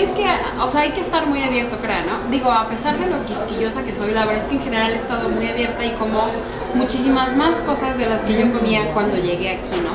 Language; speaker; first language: Spanish; native; Spanish